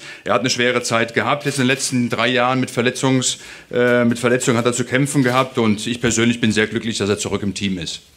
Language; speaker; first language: German; native; German